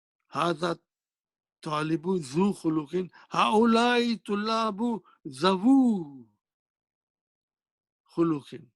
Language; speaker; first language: Arabic; non-native, fluent; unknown